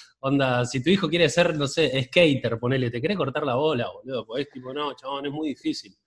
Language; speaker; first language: Spanish; native; Spanish